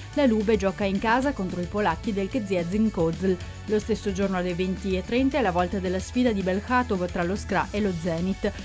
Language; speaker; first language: Italian; native; Italian